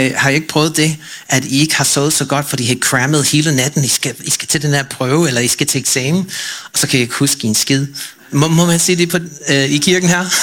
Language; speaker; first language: Danish; non-native, fluent; English